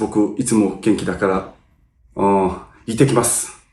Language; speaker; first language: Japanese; non-native, learner; Korean